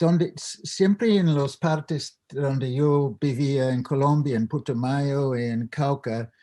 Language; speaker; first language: Spanish; non-native, fluent; English